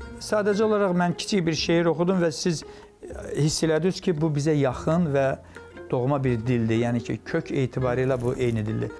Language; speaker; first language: Azerbaijani; non-native, local second language; Kumyk